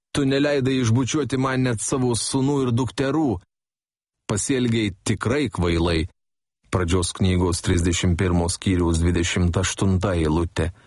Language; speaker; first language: Lithuanian; native; Lithuanian